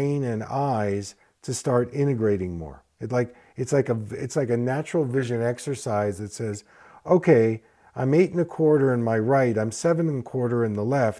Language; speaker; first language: English; native; English